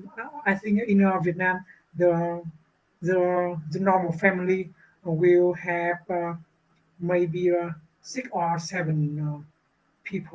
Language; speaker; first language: English; non-native, learner; Vietnamese